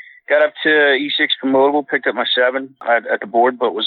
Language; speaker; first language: English; native; English